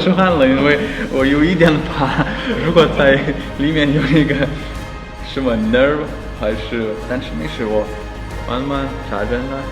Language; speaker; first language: Chinese; non-native, fluent; Lithuanian